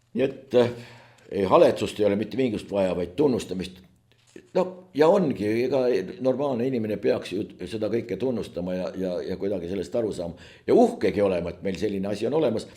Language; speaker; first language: Estonian; native; Estonian